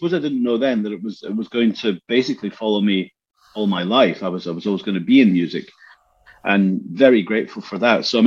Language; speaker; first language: English; native; English